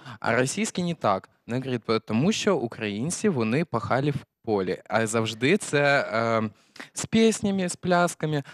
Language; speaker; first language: Ukrainian; early bilingual, heritage; Russian